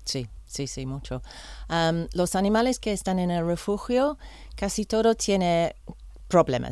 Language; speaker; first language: Spanish; non-native, learner; English